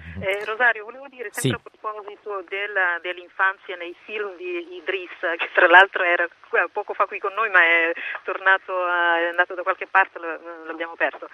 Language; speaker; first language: Italian; non-native, fluent; Portuguese